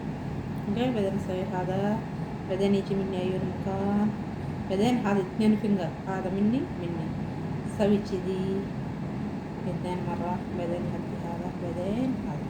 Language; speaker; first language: Arabic; non-native, learner; Telugu